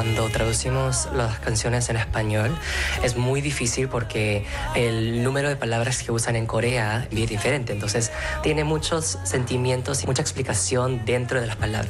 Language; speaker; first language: Spanish; non-native, fluent; Korean